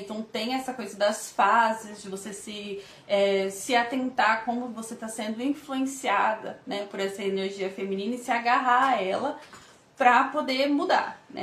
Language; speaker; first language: Portuguese; native; Portuguese